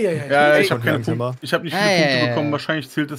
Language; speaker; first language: German; native; German